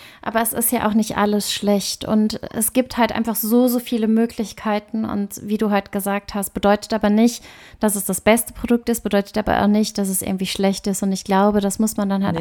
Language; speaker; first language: German; native; German